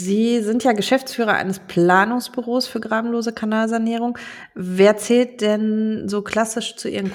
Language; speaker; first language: German; native; German